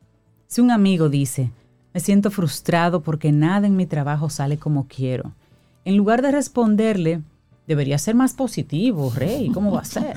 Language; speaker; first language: Spanish; native; Spanish